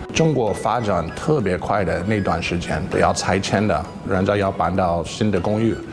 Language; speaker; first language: Chinese; non-native, fluent; English